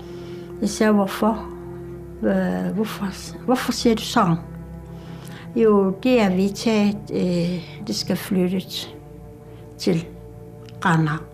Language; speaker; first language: Danish; non-native, local second language; Kalaallisut